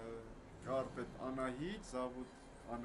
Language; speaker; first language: Russian; non-native, learner; Armenian